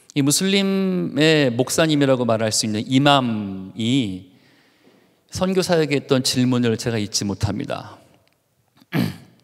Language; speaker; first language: Korean; native; Korean